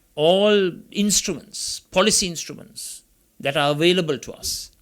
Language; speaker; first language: English; non-native, local second language; Sinhala